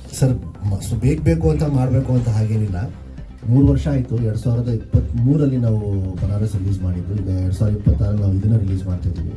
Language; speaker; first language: Kannada; non-native, local second language; Urdu